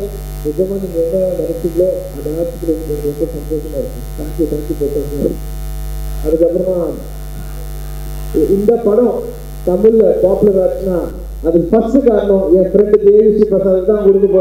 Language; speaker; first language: Tamil; non-native, fluent; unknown